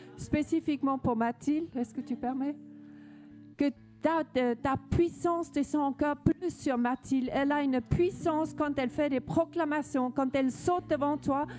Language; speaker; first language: French; non-native, fluent; Danish